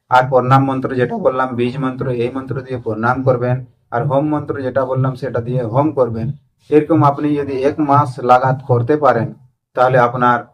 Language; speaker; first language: Bangla; non-native, local second language; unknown